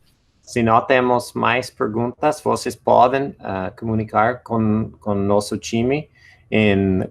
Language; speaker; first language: Portuguese; non-native, fluent; English